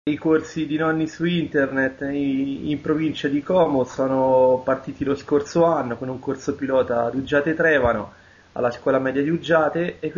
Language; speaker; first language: Italian; native; Italian